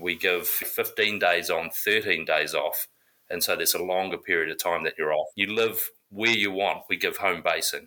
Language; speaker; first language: English; native; English